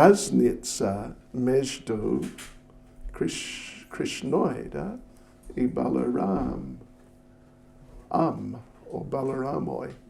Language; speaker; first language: Russian; non-native, learner; English